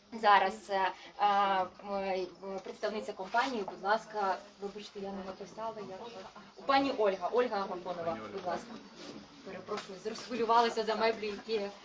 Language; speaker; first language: Ukrainian; native; Ukrainian